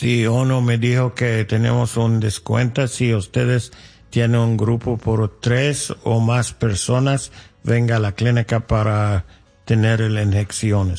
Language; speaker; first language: Spanish; non-native, learner; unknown